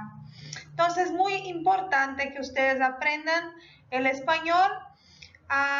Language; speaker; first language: Spanish; non-native, fluent; Portuguese